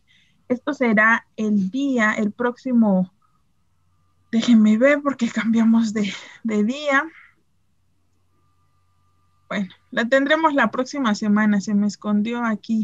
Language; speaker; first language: Spanish; native; Spanish